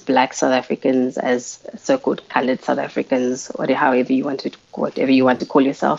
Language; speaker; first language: English; non-native, local second language; Afrikaans